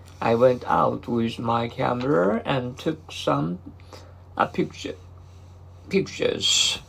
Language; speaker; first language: English; non-native, learner; Japanese